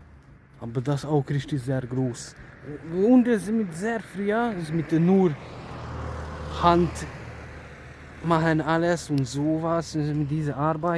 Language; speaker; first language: German; non-native, learner; Hungarian